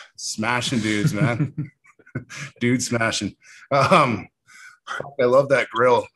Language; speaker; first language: English; native; English